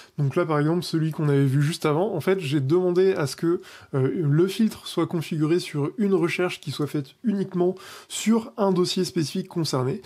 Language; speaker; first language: French; native; French